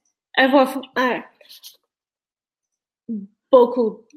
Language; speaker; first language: French; non-native, learner; English